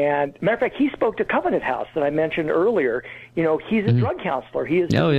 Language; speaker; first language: English; native; English